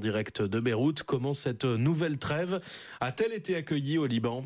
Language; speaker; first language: French; native; French